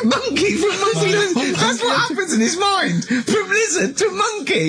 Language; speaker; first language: English; native; English